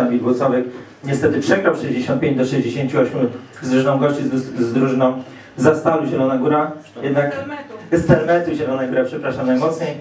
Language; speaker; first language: Polish; native; Polish